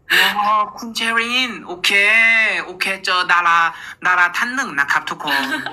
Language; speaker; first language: Thai; non-native, fluent; Korean